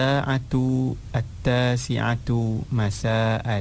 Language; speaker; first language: Arabic; non-native, fluent; Indonesian